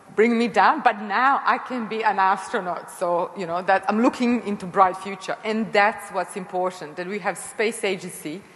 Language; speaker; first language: English; non-native, fluent; Serbian